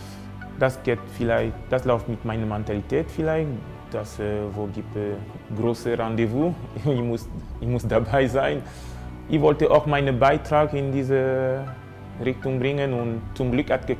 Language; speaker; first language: German; non-native, fluent; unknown